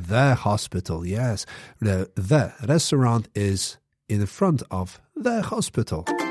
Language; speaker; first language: English; non-native, fluent; Polish